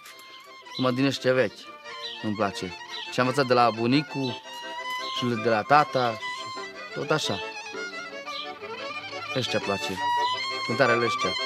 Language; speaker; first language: Romanian; non-native, local second language; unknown